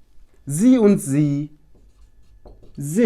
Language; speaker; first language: German; non-native, fluent; Turkish